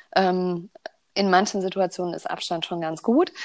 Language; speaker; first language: German; native; German